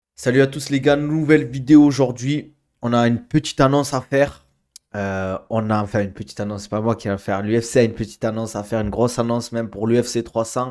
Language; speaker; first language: French; native; French